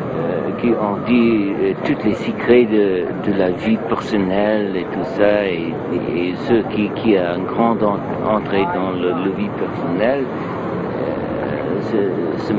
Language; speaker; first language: French; non-native, learner; English